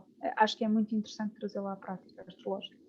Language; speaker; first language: Portuguese; native; Portuguese